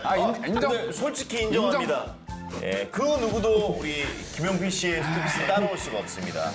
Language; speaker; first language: Korean; native; Korean